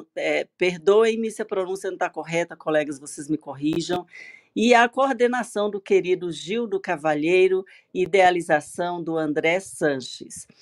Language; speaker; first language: Portuguese; native; Portuguese